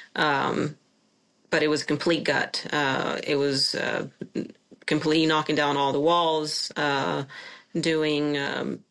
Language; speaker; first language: English; non-native, fluent; Spanish